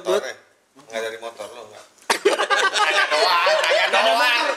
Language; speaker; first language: Indonesian; native; Indonesian